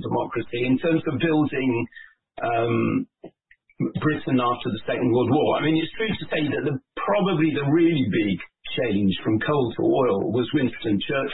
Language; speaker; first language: English; native; English